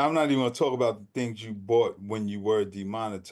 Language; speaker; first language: English; native; English